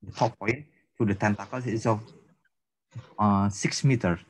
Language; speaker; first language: English; non-native, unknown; Indonesian